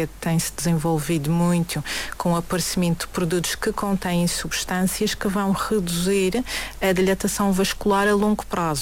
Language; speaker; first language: Portuguese; native; Portuguese